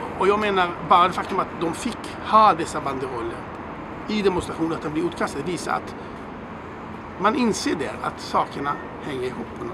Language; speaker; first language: Swedish; non-native, fluent; Hebrew